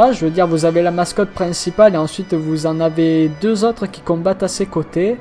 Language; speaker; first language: French; native; French